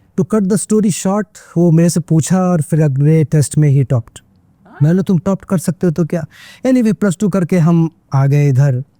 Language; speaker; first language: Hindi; native; Hindi